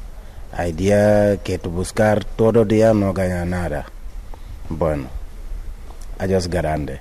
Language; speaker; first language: Spanish; non-native, learner; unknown